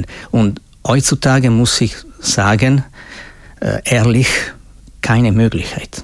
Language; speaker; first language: German; non-native, fluent; Italian